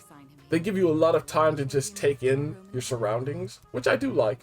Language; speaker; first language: English; native; English